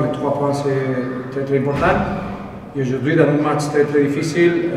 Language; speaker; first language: French; non-native, learner; Spanish